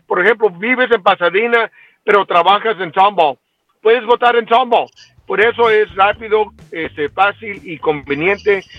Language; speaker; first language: Spanish; early bilingual, heritage; Spanish